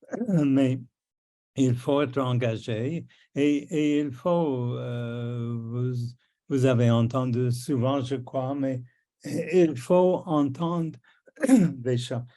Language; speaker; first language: French; non-native, local second language; English